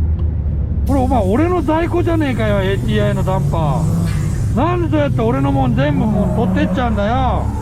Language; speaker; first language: Japanese; native; Japanese